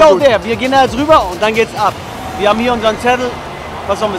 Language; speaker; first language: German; native; German